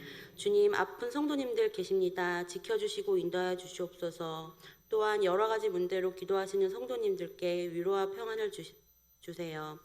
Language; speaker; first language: Korean; native; Korean